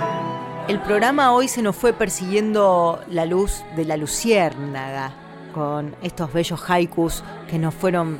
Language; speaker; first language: Spanish; native; Spanish